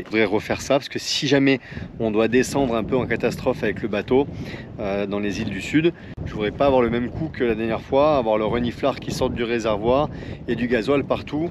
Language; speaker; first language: French; native; French